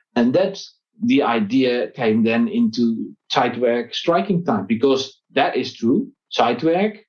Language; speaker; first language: English; non-native, fluent; Dutch